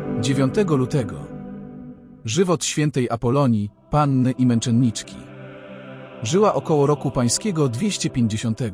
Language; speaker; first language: Polish; native; Polish